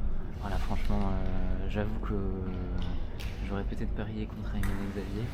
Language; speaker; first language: French; native; French